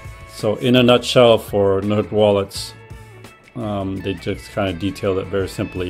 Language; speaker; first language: English; native; English